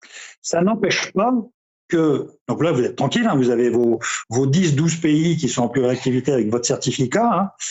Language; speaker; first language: French; native; French